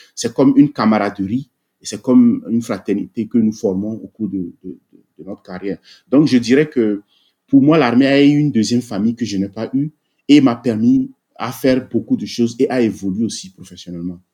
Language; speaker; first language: French; non-native, local second language; Ewe